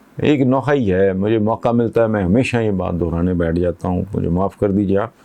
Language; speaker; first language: Urdu; non-native, local second language; Punjabi